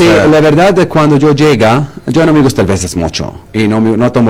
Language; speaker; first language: Spanish; non-native, learner; Arabic